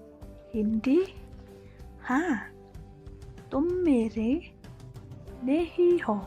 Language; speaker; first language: Hindi; non-native, local second language; Khasi